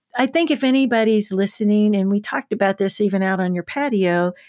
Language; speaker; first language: English; native; English